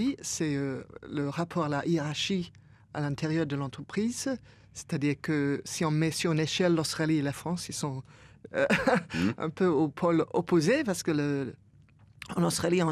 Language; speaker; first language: French; non-native, fluent; English